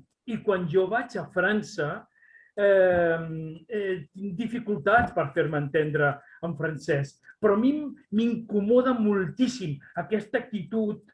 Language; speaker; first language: Catalan; non-native, local second language; Spanish